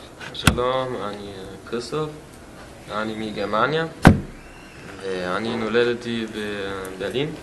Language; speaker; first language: Hebrew; non-native, learner; German